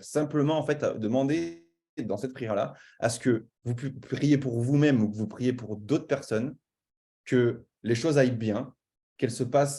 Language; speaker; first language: French; native; French